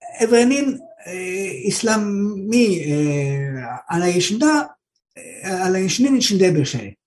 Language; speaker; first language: Turkish; non-native, learner; Greek